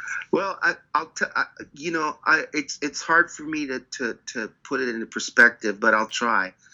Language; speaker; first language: English; native; English